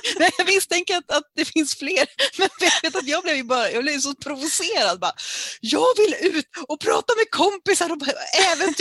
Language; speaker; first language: Swedish; native; Swedish